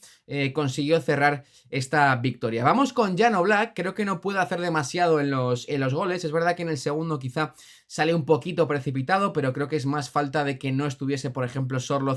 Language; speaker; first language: Spanish; native; Spanish